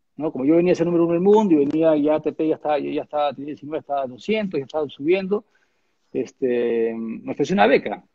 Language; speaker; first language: Spanish; native; Spanish